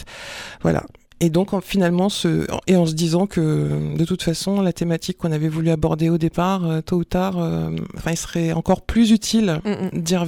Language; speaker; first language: French; native; French